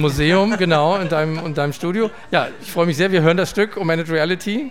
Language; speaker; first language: German; native; German